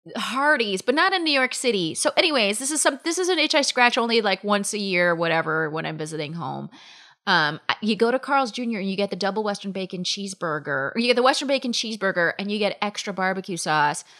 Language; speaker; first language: English; native; English